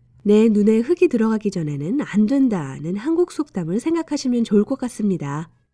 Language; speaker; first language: Korean; native; Korean